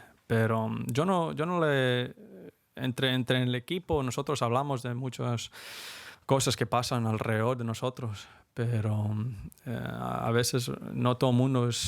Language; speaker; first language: Spanish; early bilingual, heritage; Spanish